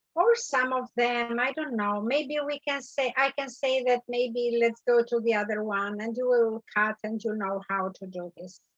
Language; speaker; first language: English; non-native, learner; Albanian